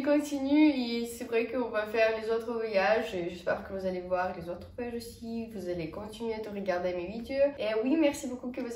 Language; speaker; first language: French; non-native, fluent; Estonian